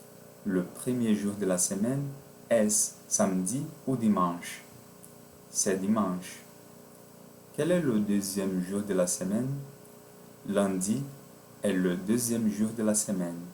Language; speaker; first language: French; non-native, fluent; Portuguese